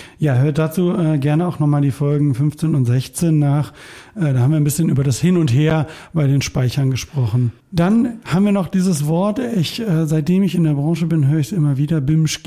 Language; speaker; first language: German; native; German